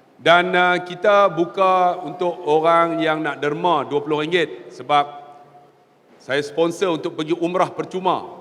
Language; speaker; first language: Malay; native; Malay